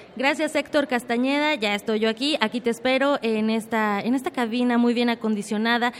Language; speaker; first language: Spanish; native; Spanish